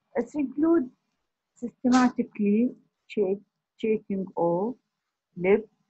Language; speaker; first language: English; non-native, fluent; Arabic